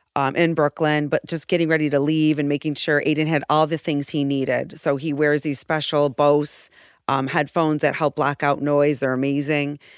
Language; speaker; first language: English; native; English